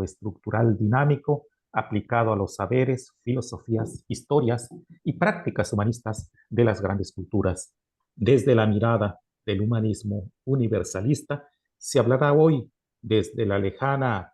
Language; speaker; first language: Spanish; native; Spanish